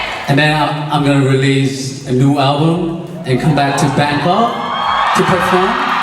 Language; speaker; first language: English; non-native, learner; Korean